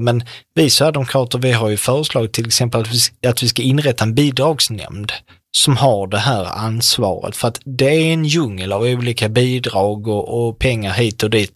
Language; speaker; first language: Swedish; native; Swedish